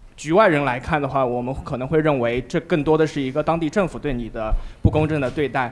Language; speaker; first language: Chinese; native; Chinese